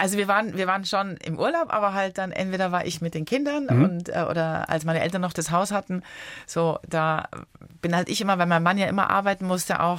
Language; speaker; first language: German; early bilingual, other home language; Italian